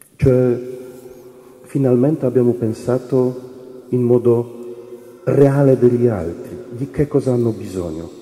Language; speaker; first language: Italian; non-native, fluent; Polish